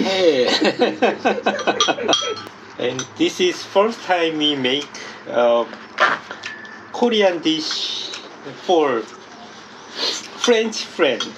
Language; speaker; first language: English; non-native, learner; Korean